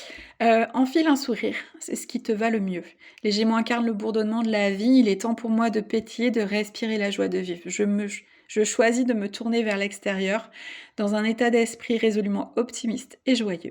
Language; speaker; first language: French; native; French